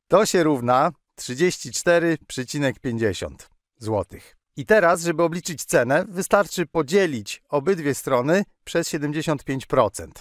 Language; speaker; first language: Polish; native; Polish